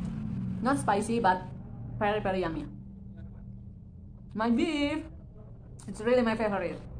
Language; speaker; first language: English; non-native, learner; Indonesian